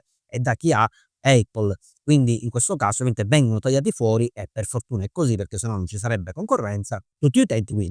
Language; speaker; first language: Italian; native; Italian